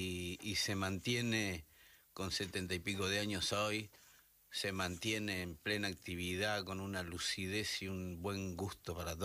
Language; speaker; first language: Spanish; native; Spanish